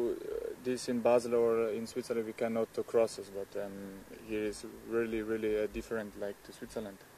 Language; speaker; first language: English; non-native, learner; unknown